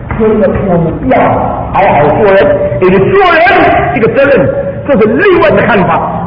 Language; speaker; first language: Chinese; early bilingual, heritage; Chinese